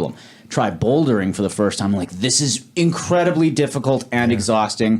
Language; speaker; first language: English; native; English